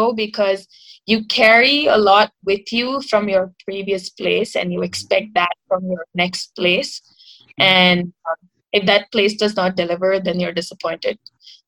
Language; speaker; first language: English; non-native, local second language; Marathi